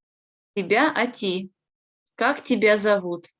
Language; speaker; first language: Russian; non-native, fluent; Spanish